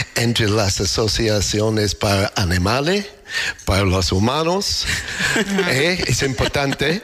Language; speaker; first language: Spanish; non-native, learner; English